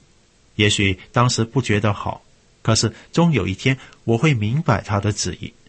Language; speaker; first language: Chinese; native; Chinese